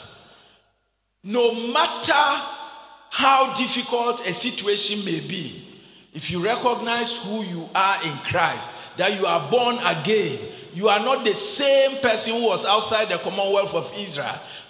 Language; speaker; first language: English; non-native, local second language; Akan